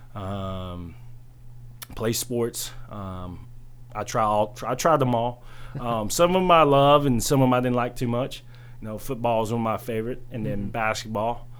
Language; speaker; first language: English; early bilingual, other home language; Chinese